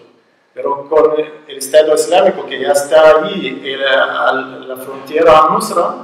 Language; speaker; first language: Spanish; non-native, learner; Arabic